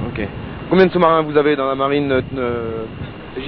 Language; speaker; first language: French; native; French